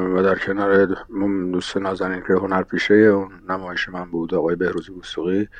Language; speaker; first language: Persian; native; Persian